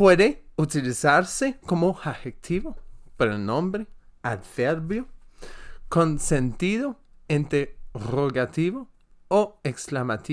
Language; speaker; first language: Spanish; non-native, learner; French